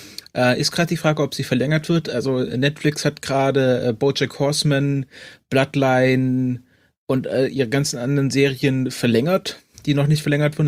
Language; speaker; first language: German; native; German